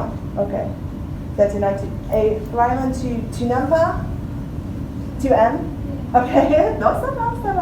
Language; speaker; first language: French; non-native, fluent; English